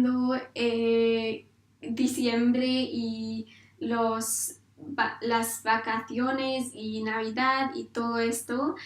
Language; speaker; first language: Spanish; non-native, learner; English